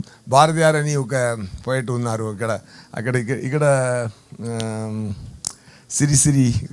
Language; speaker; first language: Telugu; non-native, fluent; Tamil